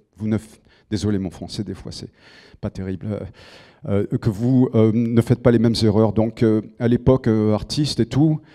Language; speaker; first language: French; native; French